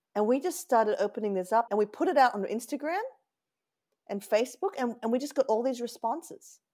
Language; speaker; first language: English; native; English